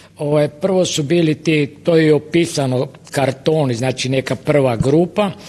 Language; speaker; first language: Croatian; native; Croatian